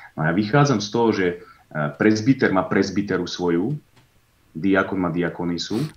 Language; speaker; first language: Slovak; native; Slovak